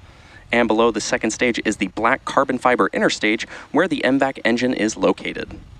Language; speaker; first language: English; native; English